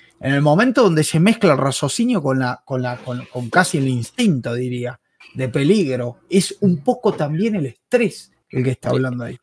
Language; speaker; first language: Spanish; native; Spanish